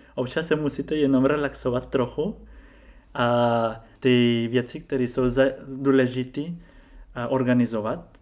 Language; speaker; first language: Czech; non-native, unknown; Spanish